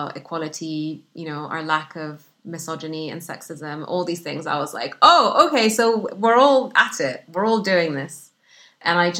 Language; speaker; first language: English; non-native, fluent; Arabic